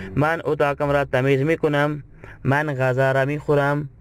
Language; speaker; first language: Persian; non-native, fluent; Urdu